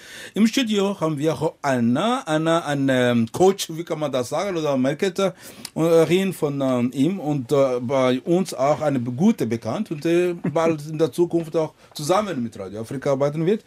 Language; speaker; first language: German; non-native, fluent; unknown